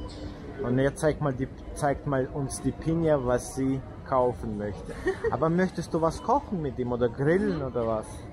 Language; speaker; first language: German; native; German